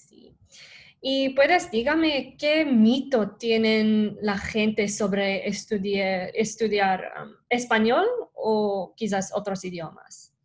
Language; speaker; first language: Spanish; non-native, learner; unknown